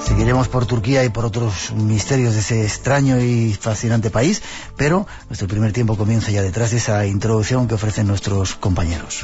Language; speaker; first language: Spanish; native; Spanish